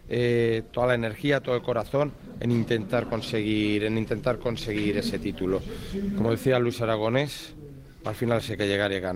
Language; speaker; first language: Spanish; native; Spanish